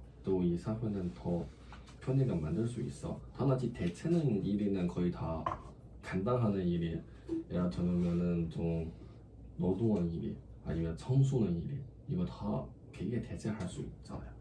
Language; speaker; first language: Korean; non-native, learner; Chinese